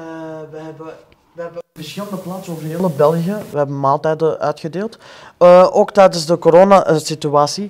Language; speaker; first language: Dutch; non-native, fluent; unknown